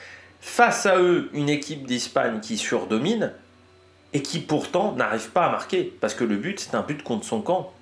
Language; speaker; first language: French; native; French